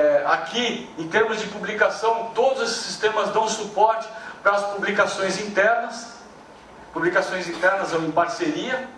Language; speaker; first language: Portuguese; native; Portuguese